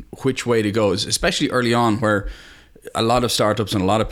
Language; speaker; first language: English; native; English